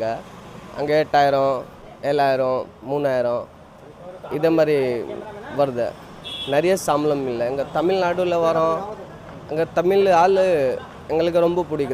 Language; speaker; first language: Tamil; non-native, local second language; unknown